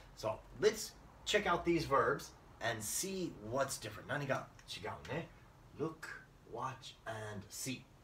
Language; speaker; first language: English; native; English